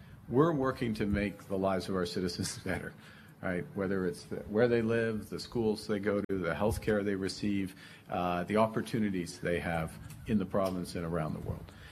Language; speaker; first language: English; native; English